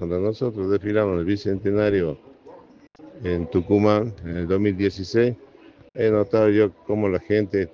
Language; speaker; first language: Spanish; native; Spanish